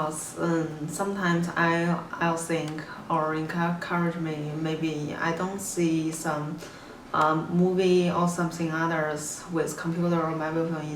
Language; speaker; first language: English; non-native, learner; Chinese